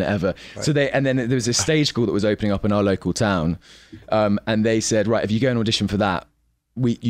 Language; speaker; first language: English; native; English